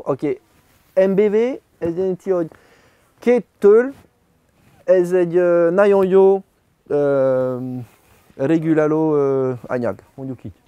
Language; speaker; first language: Hungarian; non-native, learner; French